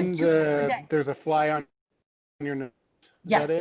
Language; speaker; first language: English; native; English